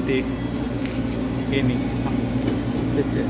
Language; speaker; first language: Chinese; non-native, learner; Filipino